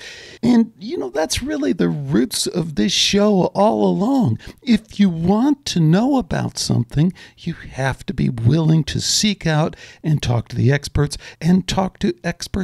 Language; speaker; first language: English; native; English